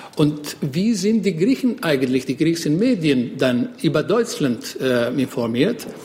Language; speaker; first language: German; non-native, fluent; Greek